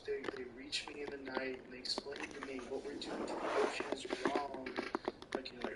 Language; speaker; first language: English; native; English